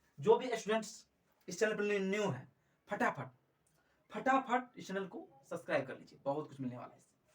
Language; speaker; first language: Hindi; native; Hindi